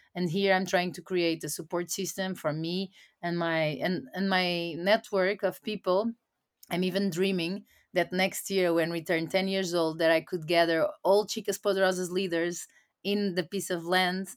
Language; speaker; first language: English; non-native, fluent; Portuguese